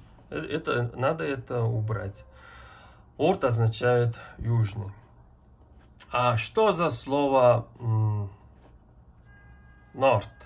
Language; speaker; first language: Russian; non-native, learner; Mongolian